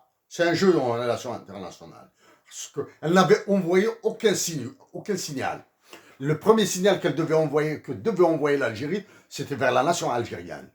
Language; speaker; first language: French; native; French